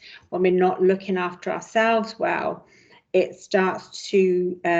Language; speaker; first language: English; native; English